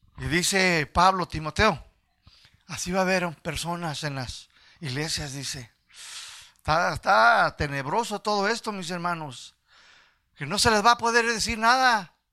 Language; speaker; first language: Spanish; early bilingual, heritage; Spanish